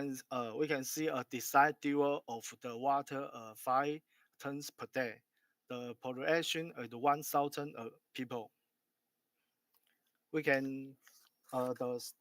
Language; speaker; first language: English; non-native, learner; Chinese